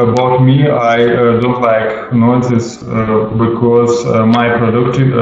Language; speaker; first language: English; non-native, learner; Russian